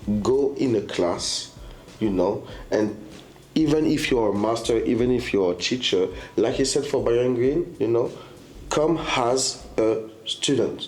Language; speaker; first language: English; non-native, fluent; French